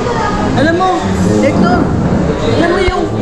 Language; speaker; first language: Filipino; native; Filipino